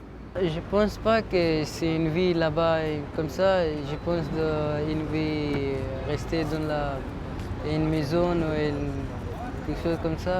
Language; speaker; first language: French; non-native, learner; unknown